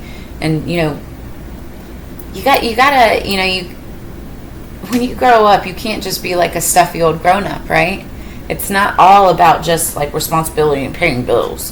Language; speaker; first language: English; native; English